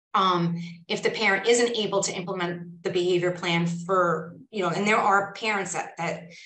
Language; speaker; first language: English; native; English